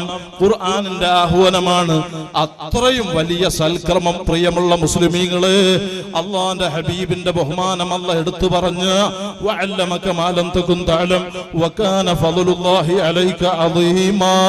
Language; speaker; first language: Malayalam; native; Malayalam